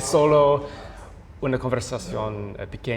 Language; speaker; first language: Spanish; non-native, learner; English